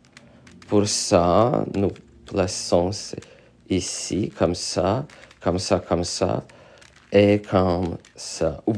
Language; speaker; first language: French; non-native, learner; Russian